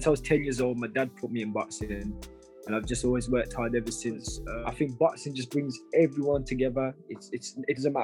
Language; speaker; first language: English; native; English